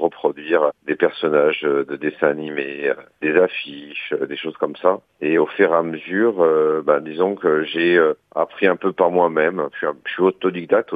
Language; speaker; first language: French; native; French